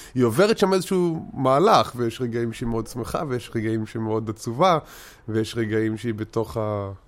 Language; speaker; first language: Hebrew; native; Hebrew